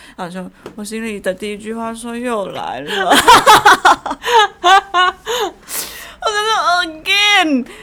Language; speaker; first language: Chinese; native; Chinese